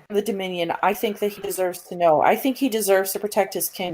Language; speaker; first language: English; native; English